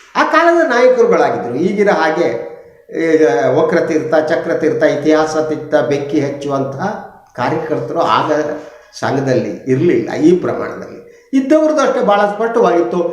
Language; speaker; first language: Kannada; native; Kannada